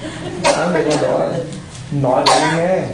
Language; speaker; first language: Vietnamese; native; Vietnamese